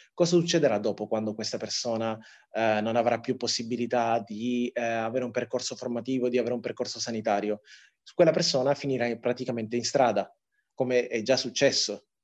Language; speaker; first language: Italian; early bilingual, other home language; Tigrinya